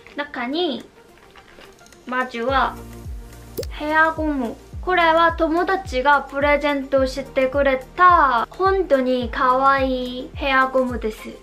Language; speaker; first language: Japanese; non-native, learner; Korean